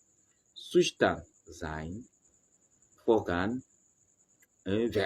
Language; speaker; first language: German; non-native, fluent; French